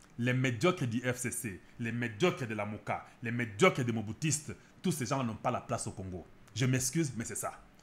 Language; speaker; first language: French; non-native, local second language; Lingala